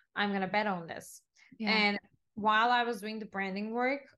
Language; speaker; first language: English; non-native, fluent; Turkish